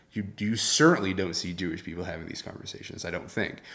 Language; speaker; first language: English; early bilingual, other home language; Arabic